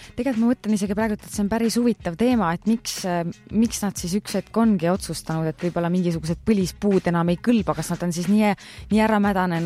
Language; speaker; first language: Estonian; native; Estonian